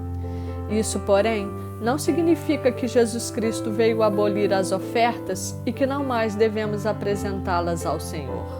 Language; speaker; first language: Portuguese; native; Portuguese